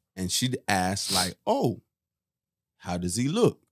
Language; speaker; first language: English; early bilingual, other home language; Haitian Creole